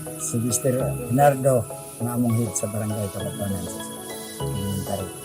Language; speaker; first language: Cebuano; non-native, local second language; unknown